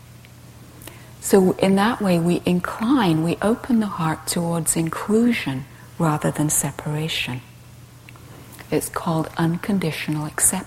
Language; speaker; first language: English; native; English